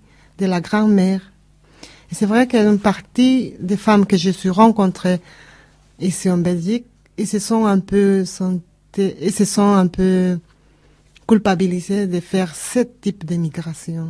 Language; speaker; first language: French; non-native, learner; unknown